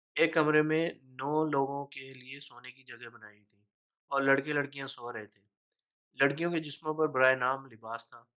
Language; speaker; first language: Urdu; native; Urdu